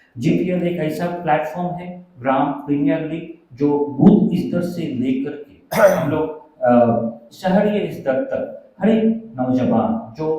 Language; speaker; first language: Hindi; non-native, local second language; Bangla